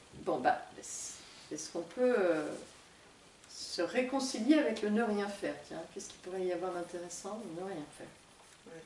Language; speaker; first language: French; native; French